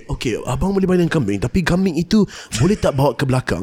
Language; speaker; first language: Malay; non-native, fluent; English